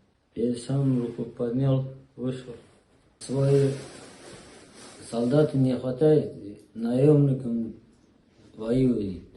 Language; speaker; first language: Russian; non-native, learner; Uzbek